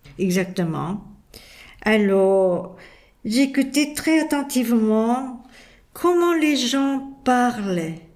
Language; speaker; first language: French; non-native, fluent; Japanese